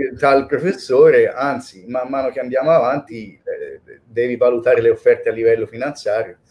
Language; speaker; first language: Italian; native; Italian